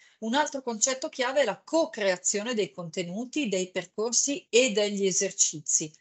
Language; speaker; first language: Italian; native; Italian